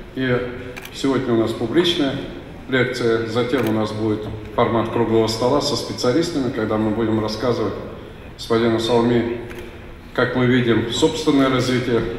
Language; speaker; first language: Russian; native; Russian